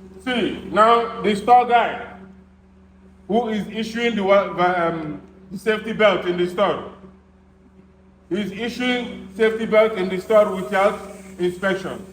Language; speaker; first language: English; non-native, fluent; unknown